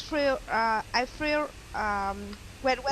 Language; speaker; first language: English; non-native, learner; Vietnamese